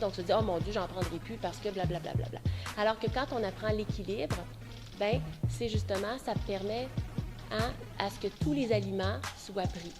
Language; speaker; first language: French; native; French